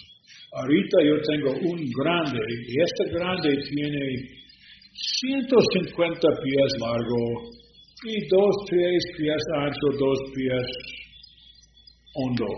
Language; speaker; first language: Spanish; non-native, learner; English